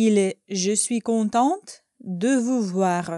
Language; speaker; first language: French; non-native, fluent; Russian